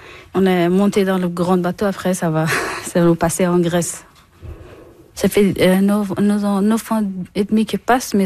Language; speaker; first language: French; non-native, learner; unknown